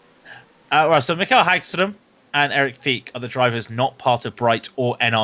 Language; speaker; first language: English; native; English